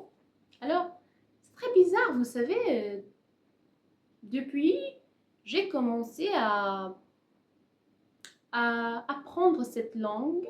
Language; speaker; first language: French; non-native, learner; Persian